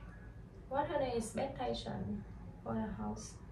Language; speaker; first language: English; non-native, learner; Vietnamese